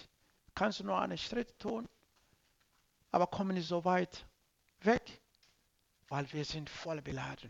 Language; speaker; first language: German; non-native, learner; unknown